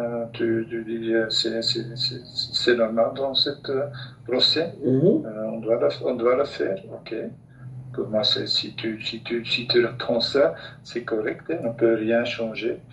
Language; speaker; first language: French; non-native, local second language; Dutch